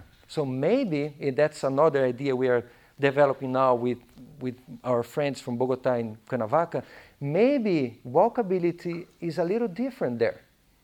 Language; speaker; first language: English; non-native, fluent; Portuguese